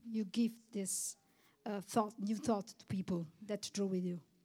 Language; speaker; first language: English; non-native, fluent; Italian